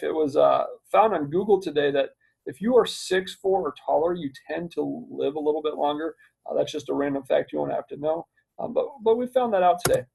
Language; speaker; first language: English; native; English